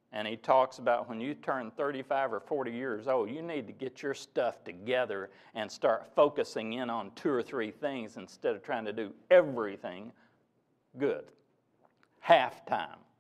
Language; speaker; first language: English; native; English